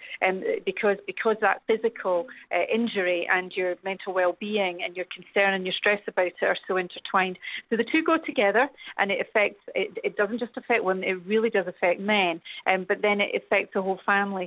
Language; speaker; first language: English; native; English